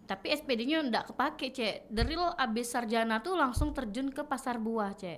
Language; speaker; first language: Indonesian; native; Indonesian